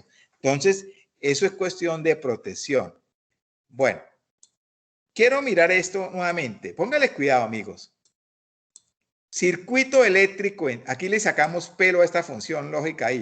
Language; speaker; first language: Spanish; native; Spanish